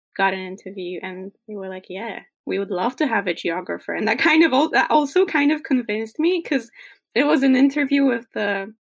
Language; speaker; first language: English; non-native, fluent; Polish